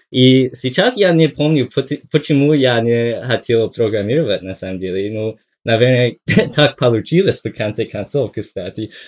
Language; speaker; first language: Russian; non-native, fluent; English